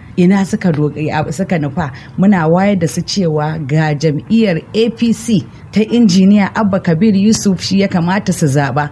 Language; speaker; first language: Hausa; non-native, local second language; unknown